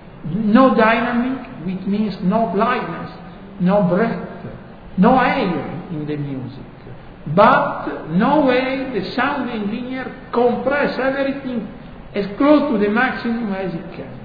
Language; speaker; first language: English; non-native, fluent; Italian